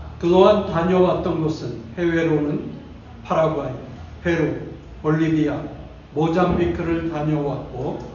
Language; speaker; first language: Korean; native; Korean